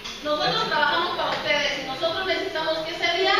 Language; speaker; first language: Spanish; native; Spanish